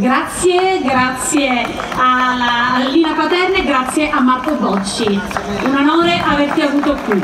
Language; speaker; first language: Italian; native; Italian